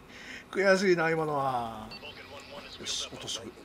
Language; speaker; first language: Japanese; native; Japanese